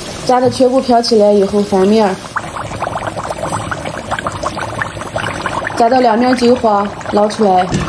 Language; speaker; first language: Chinese; native; Chinese